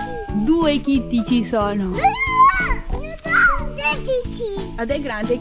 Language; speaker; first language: Italian; non-native, learner; Russian